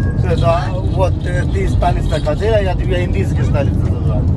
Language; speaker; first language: Russian; non-native, learner; Hindi